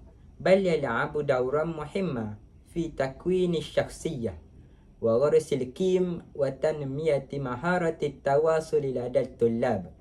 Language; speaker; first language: Arabic; non-native, learner; Malay